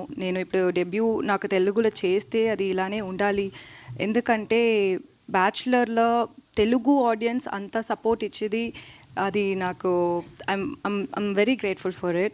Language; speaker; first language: Telugu; non-native, learner; Tamil